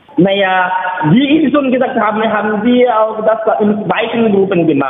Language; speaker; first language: German; non-native, learner; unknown